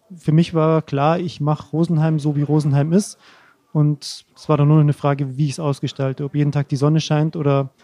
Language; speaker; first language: German; native; German